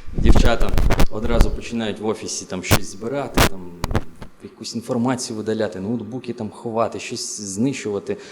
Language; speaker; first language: Ukrainian; native; Ukrainian